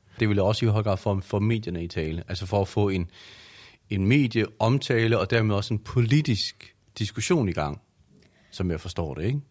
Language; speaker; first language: Danish; native; Danish